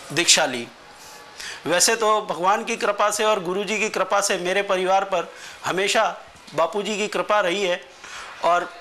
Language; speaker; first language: Hindi; non-native, local second language; Sindhi